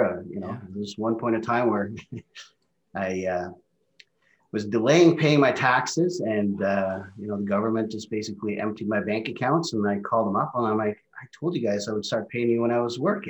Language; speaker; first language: English; non-native, fluent; Norwegian